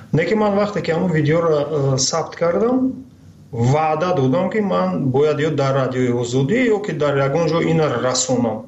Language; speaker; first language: Tajik; native; Tajik